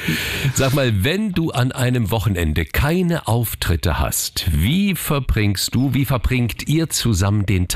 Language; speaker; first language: German; native; German